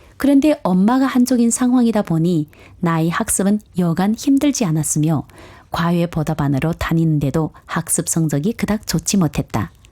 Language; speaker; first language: Korean; native; Korean